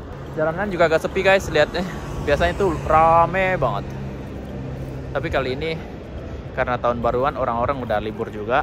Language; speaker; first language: Indonesian; native; Indonesian